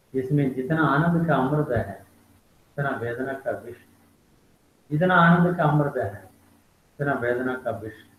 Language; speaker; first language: Hindi; non-native, local second language; Malayalam